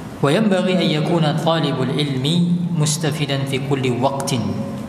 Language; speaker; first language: Arabic; non-native, fluent; Indonesian